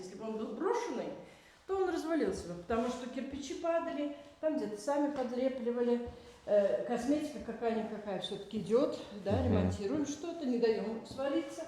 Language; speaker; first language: Russian; native; Russian